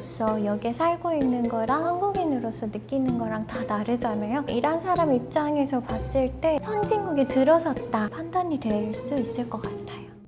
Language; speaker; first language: Korean; non-native, fluent; Persian